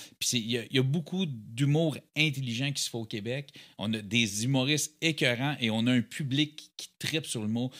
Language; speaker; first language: French; native; French